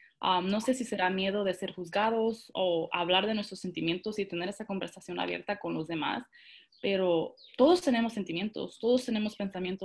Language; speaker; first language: Spanish; early bilingual, heritage; Spanish